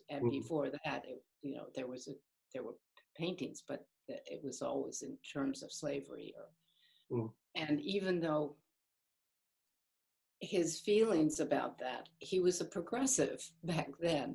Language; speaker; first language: English; native; English